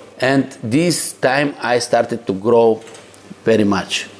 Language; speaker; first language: English; non-native, learner; Bulgarian